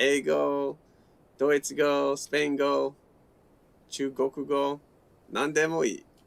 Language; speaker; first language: Japanese; non-native, learner; English